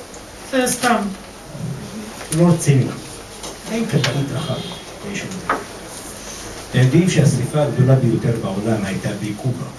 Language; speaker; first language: Hebrew; non-native, local second language; Arabic